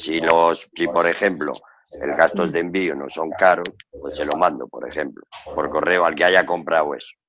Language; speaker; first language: Spanish; native; Spanish